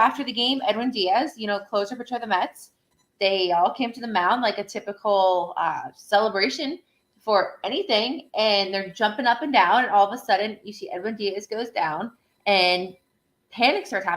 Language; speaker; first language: English; native; English